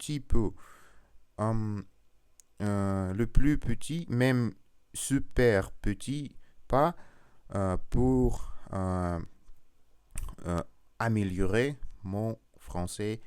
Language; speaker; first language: French; non-native, learner; Russian